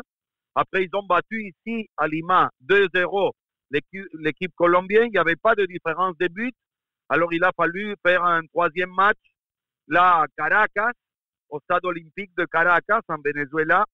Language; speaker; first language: French; non-native, fluent; Spanish